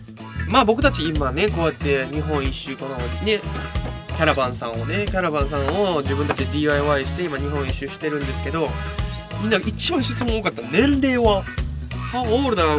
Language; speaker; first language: Japanese; native; Japanese